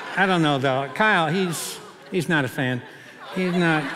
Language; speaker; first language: English; native; English